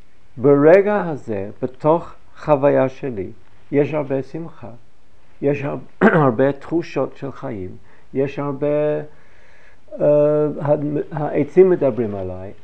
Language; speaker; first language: Hebrew; non-native, fluent; English